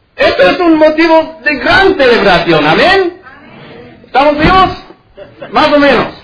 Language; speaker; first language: Spanish; non-native, fluent; English